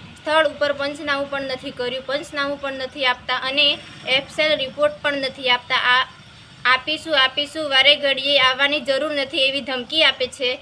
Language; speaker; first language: Gujarati; native; Gujarati